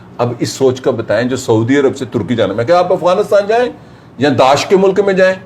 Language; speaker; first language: Urdu; non-native, local second language; Punjabi